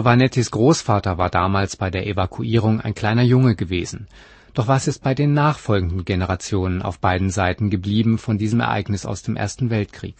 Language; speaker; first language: German; native; German